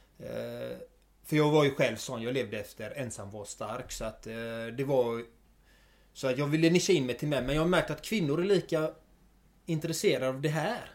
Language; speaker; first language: Swedish; native; Swedish